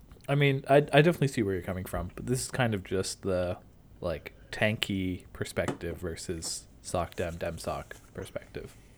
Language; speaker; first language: English; native; English